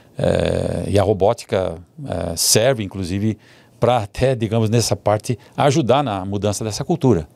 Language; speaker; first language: Portuguese; early bilingual, other home language; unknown